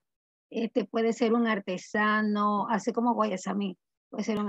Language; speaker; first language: Spanish; native; Spanish